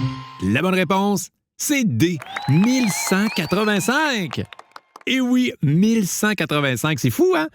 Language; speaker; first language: French; native; French